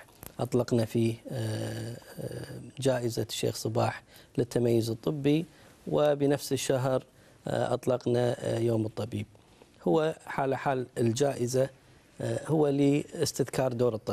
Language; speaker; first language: Arabic; native; Arabic